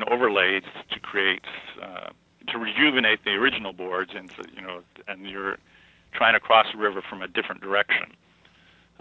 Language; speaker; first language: English; native; English